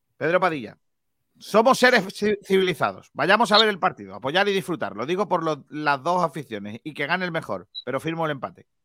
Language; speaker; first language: Spanish; native; Spanish